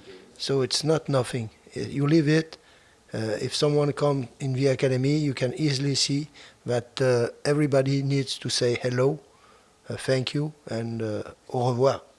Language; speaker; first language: English; non-native, fluent; French